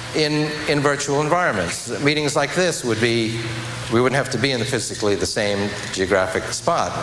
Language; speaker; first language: English; native; English